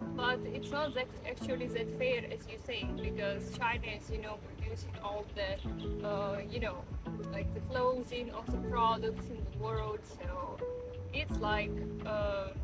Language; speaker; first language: English; non-native, fluent; Russian